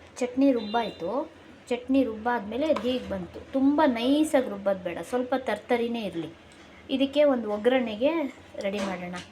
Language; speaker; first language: Kannada; native; Kannada